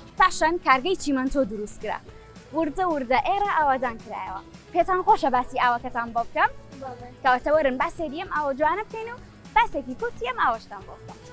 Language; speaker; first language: Central Kurdish; native; Central Kurdish